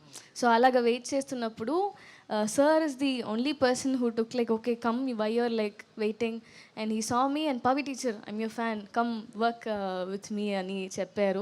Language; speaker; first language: Telugu; non-native, learner; Tamil